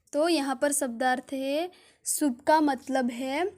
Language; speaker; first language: Hindi; non-native, local second language; Gujarati